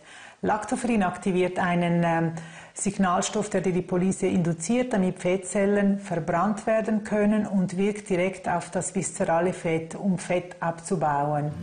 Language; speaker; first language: German; native; German